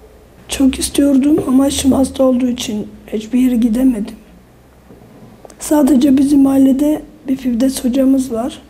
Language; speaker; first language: Turkish; non-native, fluent; Armenian